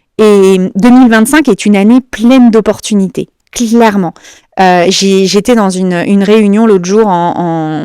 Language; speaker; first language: French; native; French